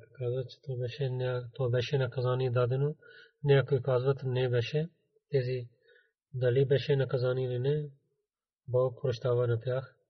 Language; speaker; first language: Bulgarian; non-native, learner; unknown